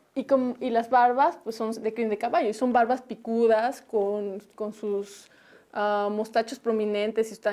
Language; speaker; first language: Spanish; native; Spanish